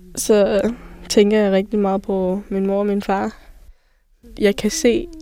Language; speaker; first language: Danish; early bilingual, other home language; Thai